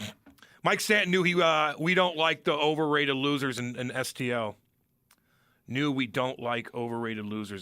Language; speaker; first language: English; native; English